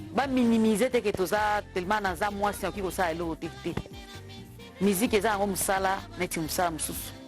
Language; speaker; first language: Lingala; non-native, local second language; Swahili